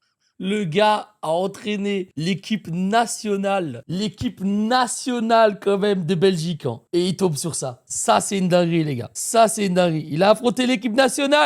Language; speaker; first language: French; native; French